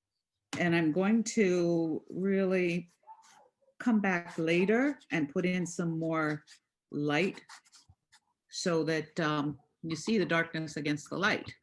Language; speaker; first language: English; native; English